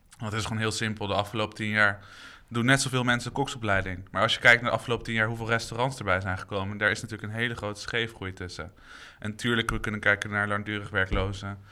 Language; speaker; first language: Dutch; native; Dutch